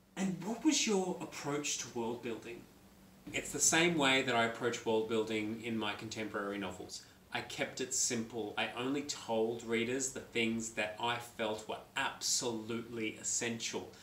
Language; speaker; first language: English; native; English